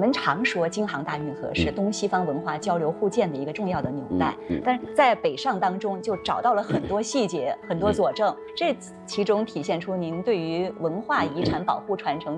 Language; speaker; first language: Chinese; native; Chinese